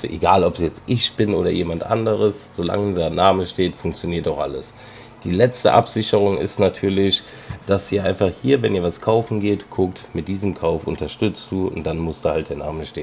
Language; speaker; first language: German; native; German